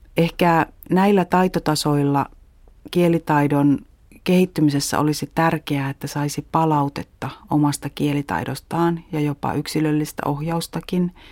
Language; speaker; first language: Finnish; native; Finnish